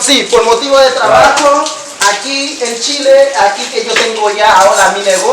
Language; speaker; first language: Spanish; non-native, learner; Haitian Creole